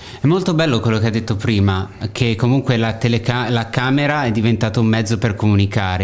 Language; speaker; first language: Italian; native; Italian